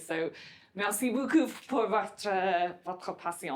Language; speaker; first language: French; non-native, learner; English